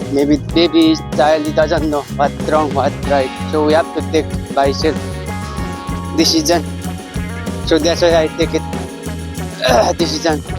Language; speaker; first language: English; non-native, learner; Nepali